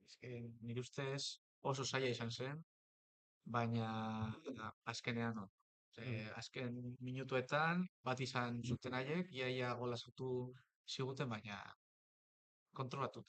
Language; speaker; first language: Basque; non-native, local second language; Spanish